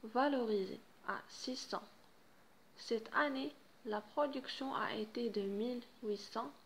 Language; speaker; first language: French; non-native, local second language; Arabic